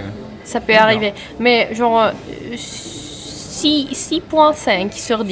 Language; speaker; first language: French; non-native, fluent; Dutch